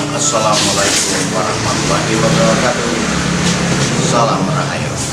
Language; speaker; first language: Indonesian; native; Indonesian